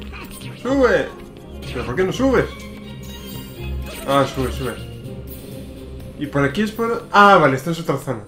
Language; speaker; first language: Spanish; native; Spanish